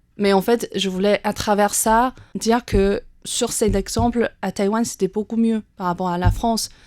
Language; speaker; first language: French; non-native, fluent; Chinese